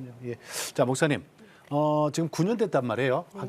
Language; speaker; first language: Korean; native; Korean